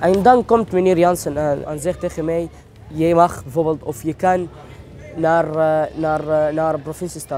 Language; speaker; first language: Dutch; non-native, learner; Arabic